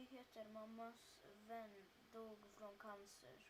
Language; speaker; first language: Swedish; early bilingual, other home language; Turkish